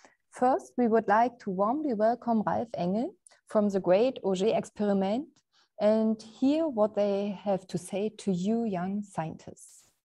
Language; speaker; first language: English; non-native, fluent; German